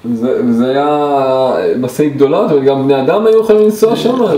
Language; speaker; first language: Hebrew; native; Hebrew